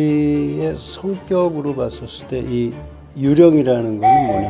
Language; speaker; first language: Korean; native; Korean